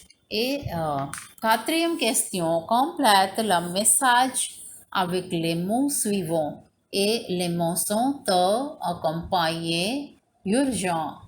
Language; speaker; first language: French; non-native, learner; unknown